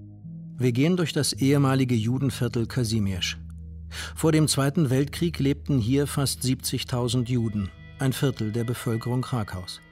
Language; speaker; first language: German; native; German